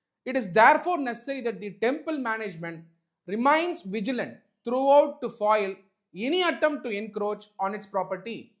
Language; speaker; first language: English; non-native, local second language; Tamil